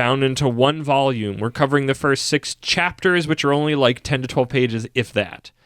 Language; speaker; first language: English; native; English